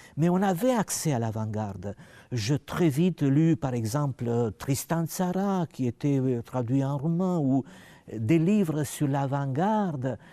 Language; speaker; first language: French; non-native, fluent; Romanian